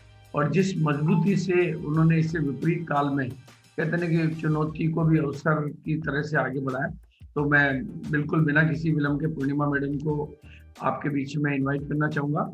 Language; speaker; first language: Hindi; native; Hindi